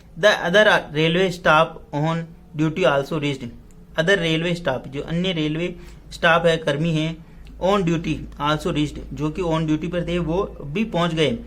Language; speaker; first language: Hindi; native; Hindi